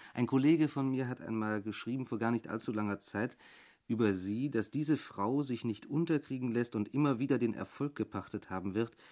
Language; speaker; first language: German; native; German